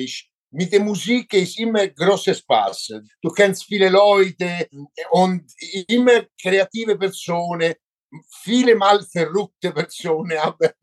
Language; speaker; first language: German; non-native, learner; Italian